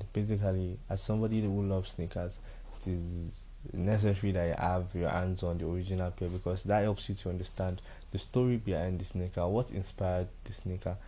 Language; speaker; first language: English; non-native, local second language; Yoruba